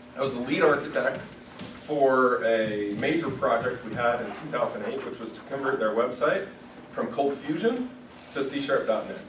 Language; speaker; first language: English; native; English